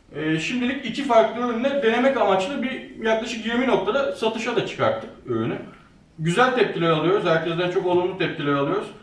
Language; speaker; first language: Turkish; native; Turkish